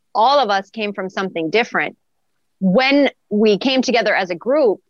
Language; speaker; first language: English; native; English